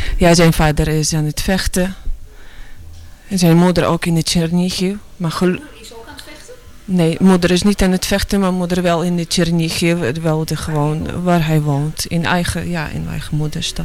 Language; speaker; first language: Dutch; non-native, learner; Ukrainian